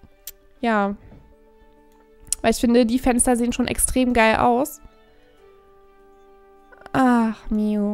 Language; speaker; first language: German; native; German